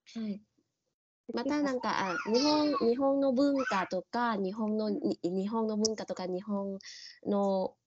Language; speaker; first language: Japanese; non-native, fluent; Vietnamese